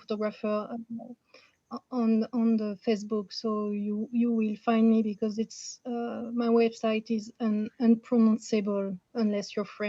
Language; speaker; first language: English; non-native, fluent; French